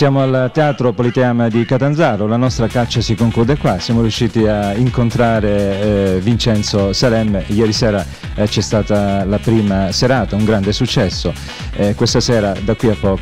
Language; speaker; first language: Italian; native; Italian